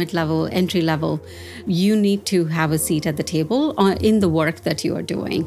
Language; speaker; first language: English; non-native, local second language; Telugu